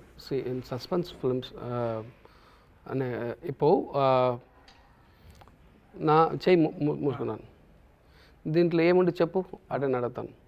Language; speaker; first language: Telugu; non-native, local second language; Tamil